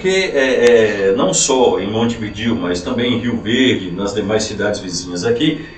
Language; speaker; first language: Portuguese; native; Portuguese